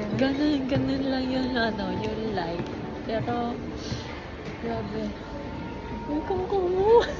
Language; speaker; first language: Filipino; early bilingual, heritage; Japanese